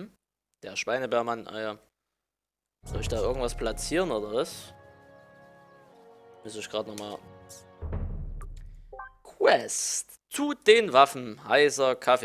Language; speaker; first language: German; native; German